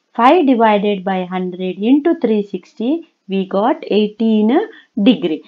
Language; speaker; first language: English; non-native, local second language; Kannada